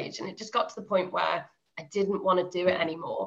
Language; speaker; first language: English; native; English